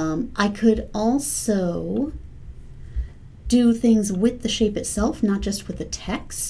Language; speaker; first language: English; native; English